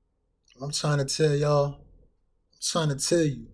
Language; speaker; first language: English; native; English